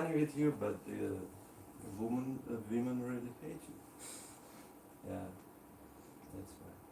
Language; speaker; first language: English; non-native, learner; Russian